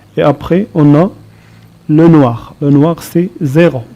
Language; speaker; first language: French; non-native, local second language; Arabic